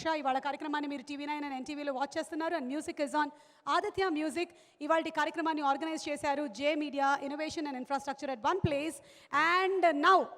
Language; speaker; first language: Telugu; native; Telugu